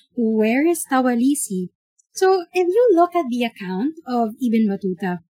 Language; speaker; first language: English; non-native, local second language; Filipino